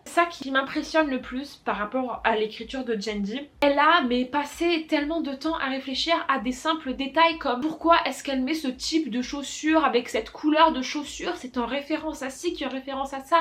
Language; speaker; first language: French; native; French